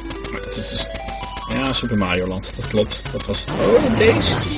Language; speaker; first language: Dutch; native; Dutch